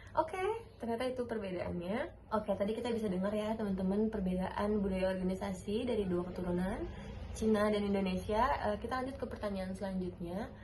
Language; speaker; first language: Indonesian; native; Indonesian